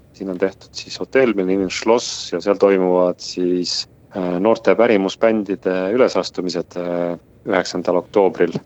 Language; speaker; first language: Estonian; native; Estonian